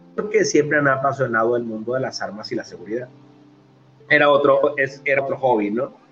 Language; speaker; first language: Spanish; native; Spanish